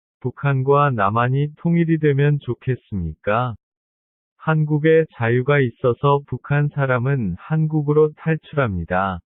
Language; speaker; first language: Korean; non-native, learner; Vietnamese